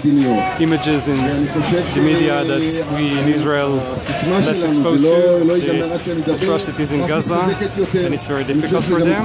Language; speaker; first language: English; non-native, fluent; Hebrew